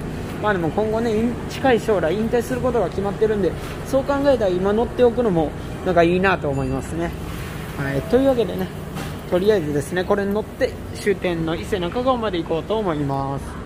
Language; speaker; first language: Japanese; native; Japanese